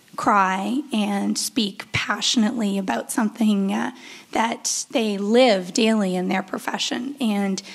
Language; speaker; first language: English; native; English